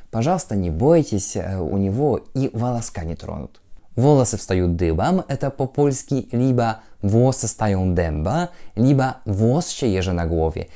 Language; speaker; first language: Russian; non-native, fluent; Polish